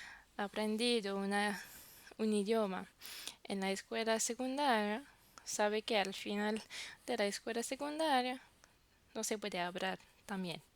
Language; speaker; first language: Spanish; non-native, fluent; French